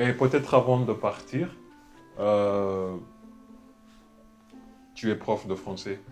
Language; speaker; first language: French; non-native, fluent; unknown